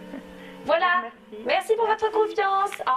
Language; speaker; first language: French; native; French